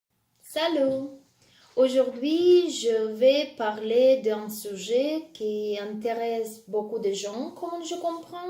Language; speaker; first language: French; non-native, fluent; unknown